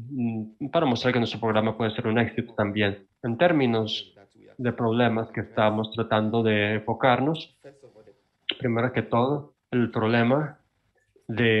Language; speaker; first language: Spanish; non-native, fluent; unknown